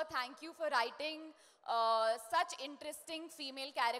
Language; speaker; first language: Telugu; non-native, learner; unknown